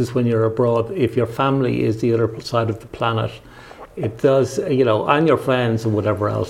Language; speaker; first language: English; native; English